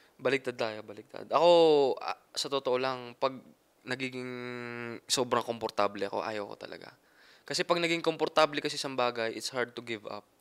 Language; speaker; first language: Filipino; native; Filipino